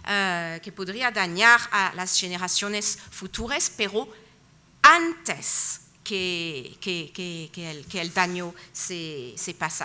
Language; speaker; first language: Spanish; non-native, fluent; French